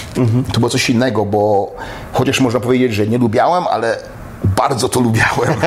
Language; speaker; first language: Polish; early bilingual, heritage; Polish